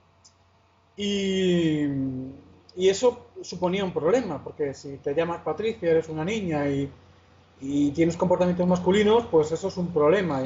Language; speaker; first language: Spanish; native; Spanish